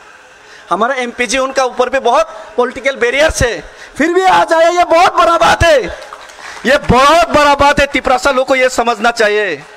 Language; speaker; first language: Hindi; non-native, local second language; Kok Borok